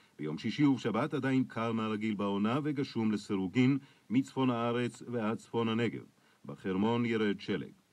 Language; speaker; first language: Hebrew; native; Hebrew